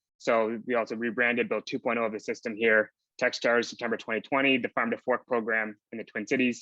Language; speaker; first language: English; native; English